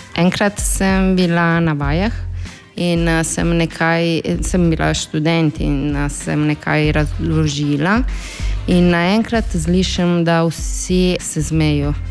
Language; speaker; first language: Slovenian; non-native, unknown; Italian